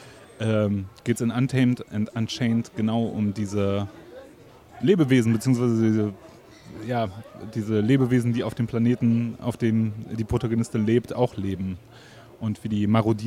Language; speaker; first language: German; native; German